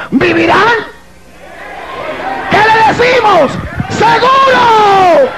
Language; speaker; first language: Spanish; native; Spanish